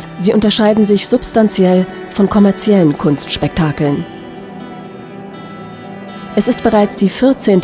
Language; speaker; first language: German; native; German